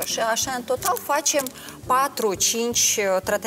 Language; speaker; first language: Romanian; non-native, local second language; Russian